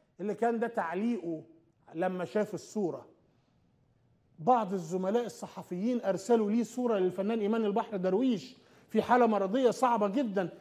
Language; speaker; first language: Arabic; native; Arabic